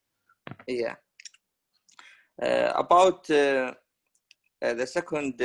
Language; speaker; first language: English; non-native, learner; Arabic